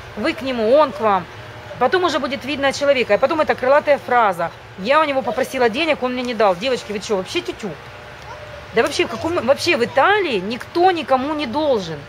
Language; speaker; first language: Russian; native; Russian